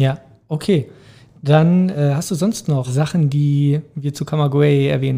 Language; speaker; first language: German; native; German